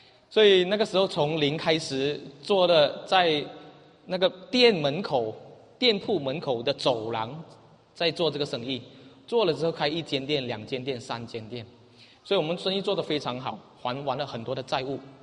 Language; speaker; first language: Chinese; native; Chinese